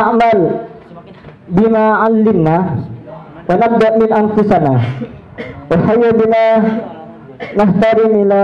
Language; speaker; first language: Arabic; non-native, learner; Indonesian